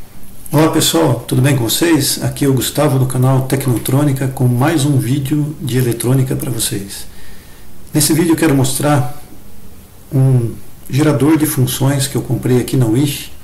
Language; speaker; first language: Portuguese; native; Portuguese